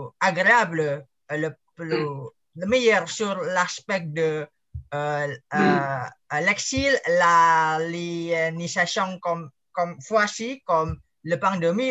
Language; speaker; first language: French; non-native, learner; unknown